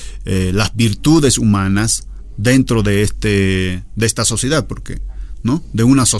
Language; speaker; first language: Spanish; native; Spanish